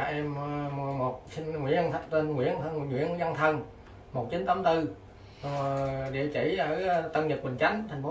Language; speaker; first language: Vietnamese; native; Vietnamese